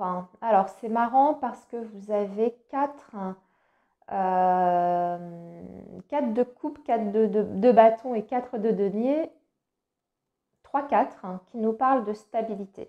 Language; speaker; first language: French; native; French